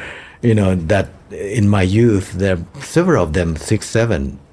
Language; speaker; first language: English; non-native, fluent; Thai